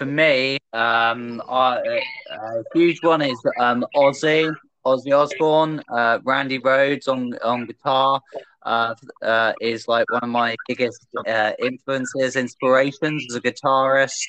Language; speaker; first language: English; native; English